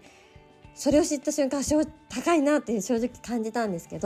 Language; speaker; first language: Japanese; native; Japanese